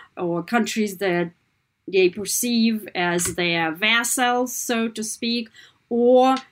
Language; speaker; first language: English; non-native, fluent; Kazakh